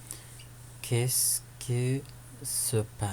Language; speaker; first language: French; non-native, fluent; Persian